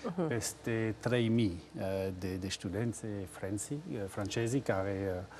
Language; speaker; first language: Romanian; non-native, learner; French